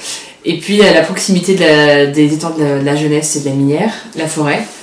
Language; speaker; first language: French; native; French